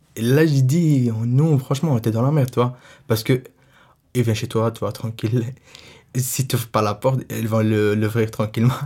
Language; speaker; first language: French; non-native, fluent; Arabic